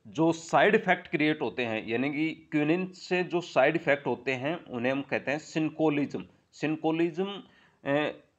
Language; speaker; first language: Hindi; native; Hindi